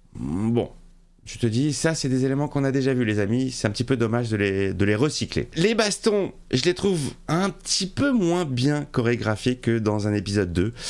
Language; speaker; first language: French; native; French